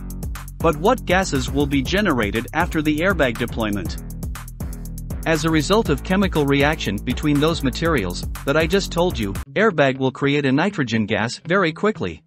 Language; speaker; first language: English; non-native, fluent; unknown